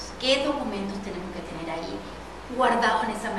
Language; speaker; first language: Spanish; native; Spanish